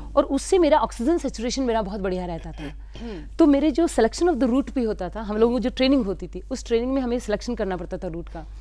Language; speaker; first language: Hindi; native; Hindi